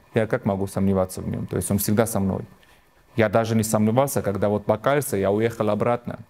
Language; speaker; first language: Russian; non-native, local second language; Armenian